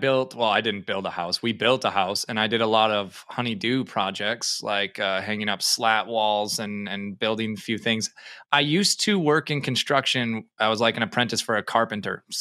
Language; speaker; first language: English; native; English